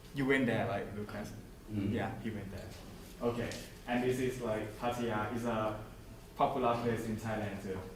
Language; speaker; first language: English; non-native, learner; Thai